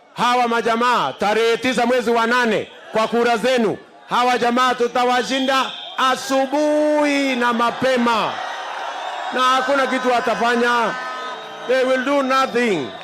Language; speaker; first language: Swahili; non-native, local second language; Kalenjin